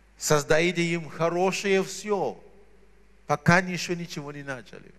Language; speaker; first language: Russian; non-native, fluent; Shona